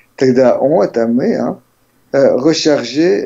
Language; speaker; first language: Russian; non-native, learner; French